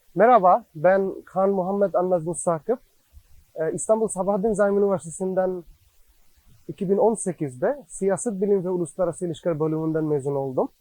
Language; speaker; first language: Turkish; non-native, fluent; Bangla